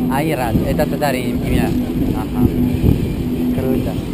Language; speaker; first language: Russian; non-native, learner; Italian